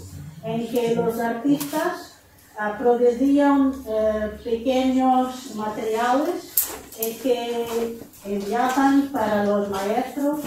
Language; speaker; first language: Spanish; non-native, learner; Portuguese